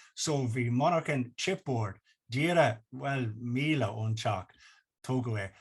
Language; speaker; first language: Irish; non-native, local second language; English